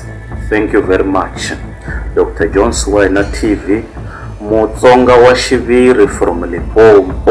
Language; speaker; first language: English; non-native, local second language; Tsonga